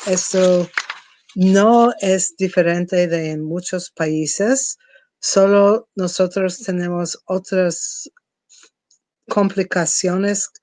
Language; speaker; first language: Spanish; non-native, fluent; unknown